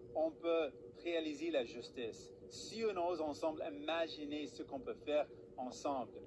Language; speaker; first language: French; non-native, fluent; English